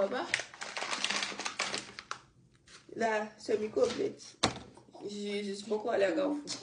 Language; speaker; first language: French; native; French